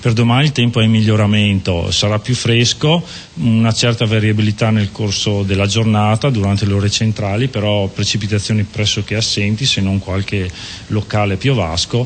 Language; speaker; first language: Italian; native; Italian